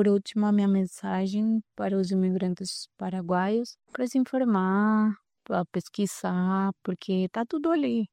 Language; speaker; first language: Portuguese; non-native, fluent; Spanish